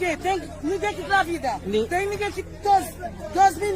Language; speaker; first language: Portuguese; non-native, learner; Haitian Creole